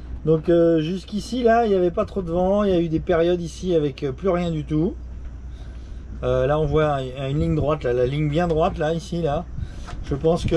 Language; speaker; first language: French; native; French